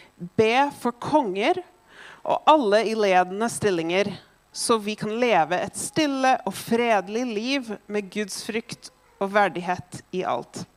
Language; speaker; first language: Norwegian; non-native, fluent; English